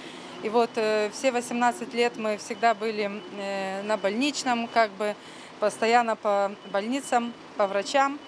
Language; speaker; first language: Russian; native; Russian